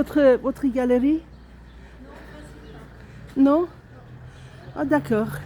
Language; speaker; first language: French; non-native, learner; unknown